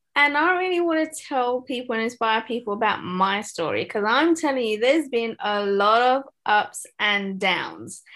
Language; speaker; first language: English; native; English